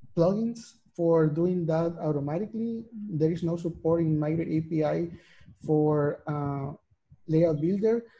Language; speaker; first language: English; non-native, fluent; Spanish